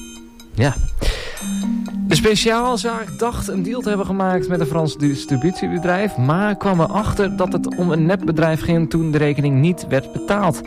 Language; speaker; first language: Dutch; native; Dutch